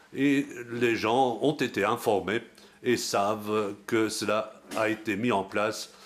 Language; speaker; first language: French; non-native, local second language; Luxembourgish